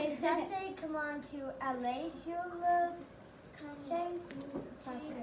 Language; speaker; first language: French; non-native, learner; English